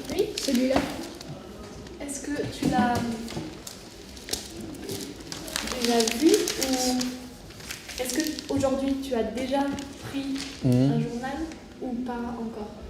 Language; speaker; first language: French; non-native, fluent; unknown